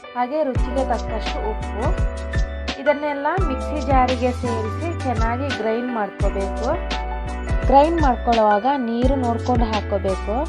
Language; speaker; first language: Kannada; non-native, local second language; Tulu